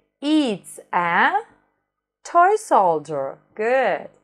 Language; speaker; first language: English; non-native, fluent; Russian